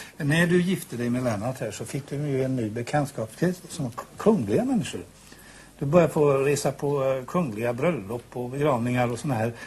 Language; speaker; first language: Swedish; native; Swedish